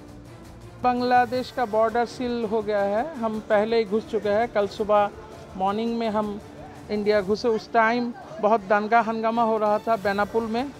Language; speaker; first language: Hindi; non-native, fluent; Bangla